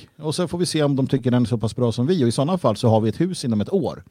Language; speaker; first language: Swedish; native; Swedish